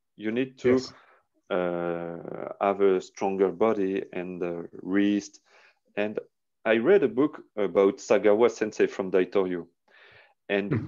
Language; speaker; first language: English; non-native, learner; French